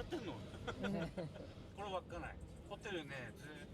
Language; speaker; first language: Japanese; native; Japanese